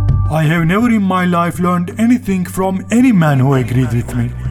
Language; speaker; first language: English; non-native, fluent; Turkish